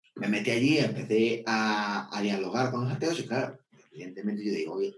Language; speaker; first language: Spanish; native; Spanish